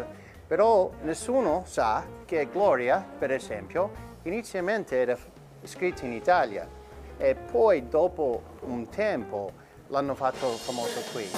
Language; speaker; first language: Italian; early bilingual, heritage; Italian